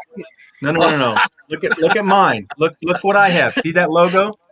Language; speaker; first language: English; native; English